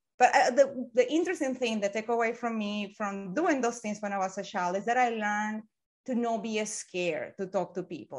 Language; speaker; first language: English; non-native, fluent; Spanish